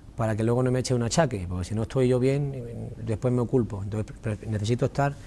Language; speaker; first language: Spanish; native; Spanish